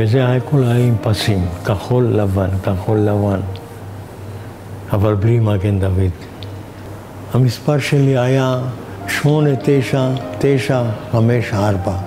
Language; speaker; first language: Hebrew; non-native, fluent; Hungarian